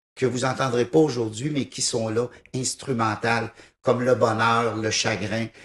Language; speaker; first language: French; native; French